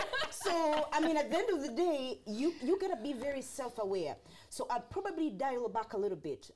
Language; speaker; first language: English; non-native, local second language; Swahili